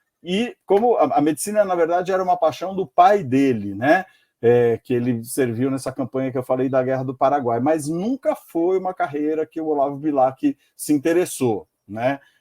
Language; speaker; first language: Portuguese; native; Portuguese